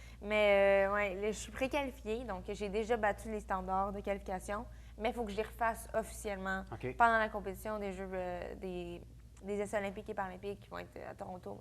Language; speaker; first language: French; native; French